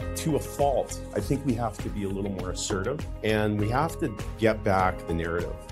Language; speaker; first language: English; native; English